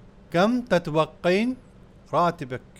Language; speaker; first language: Arabic; non-native, fluent; Urdu